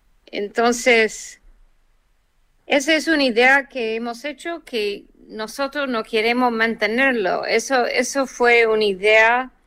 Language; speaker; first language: Spanish; non-native, fluent; English